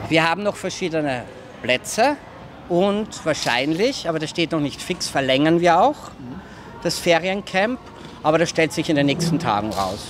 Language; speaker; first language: German; native; German